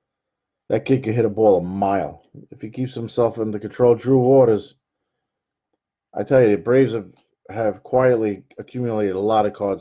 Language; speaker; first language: English; native; English